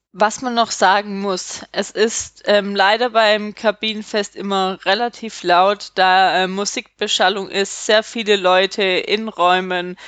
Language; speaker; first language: German; native; German